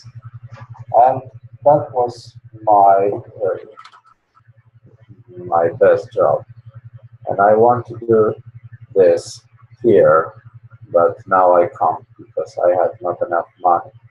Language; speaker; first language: English; non-native, learner; Polish